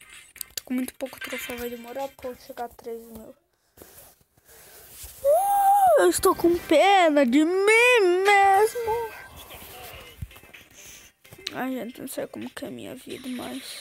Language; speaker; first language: Portuguese; native; Portuguese